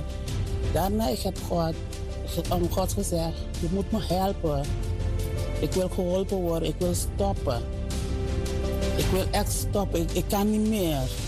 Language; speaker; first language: Dutch; non-native, learner; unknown